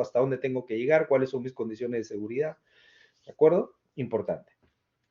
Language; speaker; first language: Spanish; native; Spanish